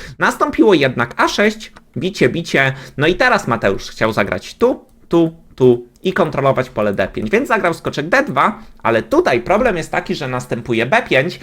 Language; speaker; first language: Polish; native; Polish